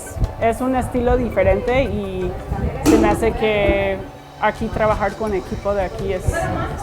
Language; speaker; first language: Spanish; early bilingual, heritage; Spanish